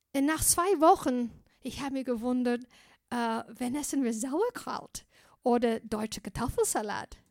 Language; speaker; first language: German; non-native, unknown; English